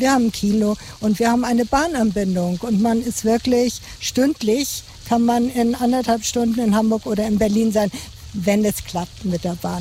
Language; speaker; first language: German; native; German